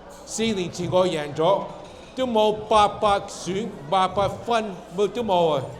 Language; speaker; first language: Cantonese; early bilingual, heritage; Cantonese